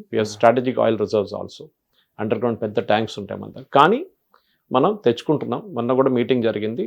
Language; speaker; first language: Telugu; non-native, local second language; Malayalam